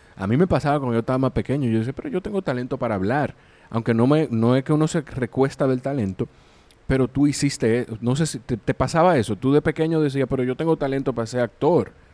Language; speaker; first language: Spanish; native; Spanish